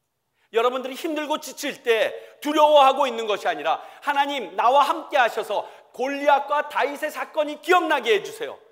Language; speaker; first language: Korean; native; Korean